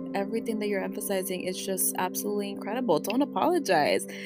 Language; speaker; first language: English; early bilingual, other home language; Spanish